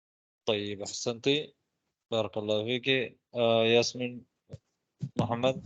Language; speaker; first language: Arabic; non-native, fluent; Tamil